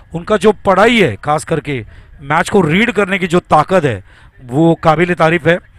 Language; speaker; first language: Hindi; non-native, local second language; Marathi